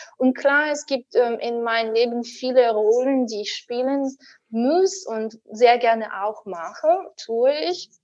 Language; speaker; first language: German; non-native, fluent; Russian